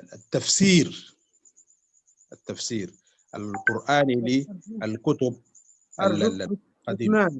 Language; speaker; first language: Arabic; native; Arabic